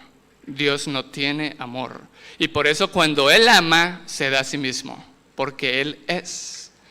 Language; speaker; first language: Spanish; native; Spanish